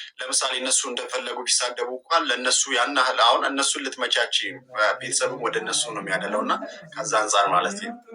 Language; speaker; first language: Amharic; native; Amharic